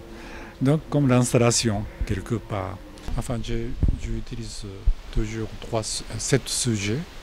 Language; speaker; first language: French; non-native, fluent; Japanese